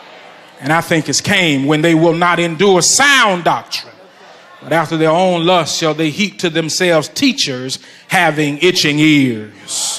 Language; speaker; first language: English; native; English